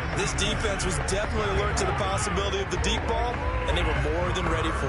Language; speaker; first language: English; native; English